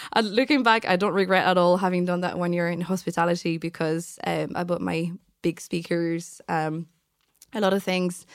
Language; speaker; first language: English; non-native, fluent; French